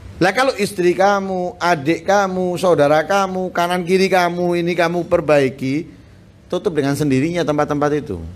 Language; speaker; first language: Indonesian; native; Indonesian